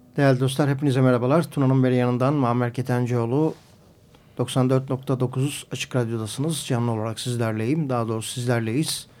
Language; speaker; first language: Turkish; native; Turkish